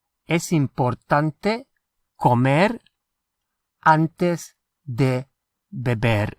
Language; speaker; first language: Spanish; non-native, fluent; English